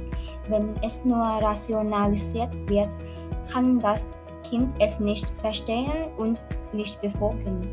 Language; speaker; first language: German; non-native, learner; Thai